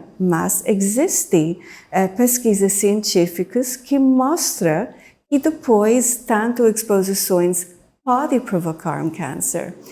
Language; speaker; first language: Portuguese; non-native, fluent; English